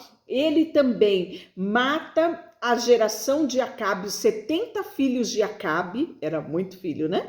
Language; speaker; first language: Portuguese; native; Portuguese